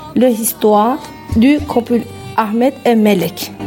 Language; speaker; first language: French; non-native, fluent; Turkish